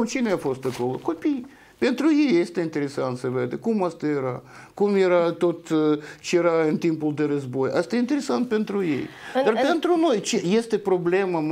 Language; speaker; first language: Romanian; non-native, local second language; Russian